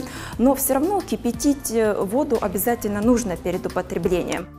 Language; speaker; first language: Russian; native; Russian